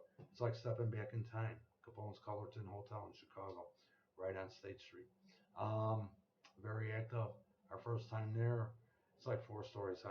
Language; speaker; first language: English; native; English